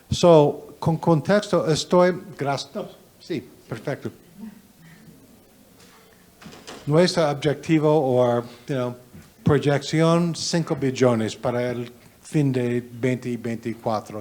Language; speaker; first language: Spanish; non-native, learner; English